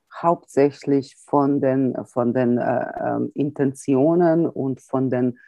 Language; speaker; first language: German; early bilingual, heritage; Croatian